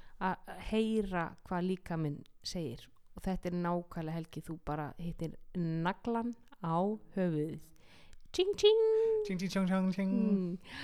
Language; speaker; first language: Icelandic; native; Icelandic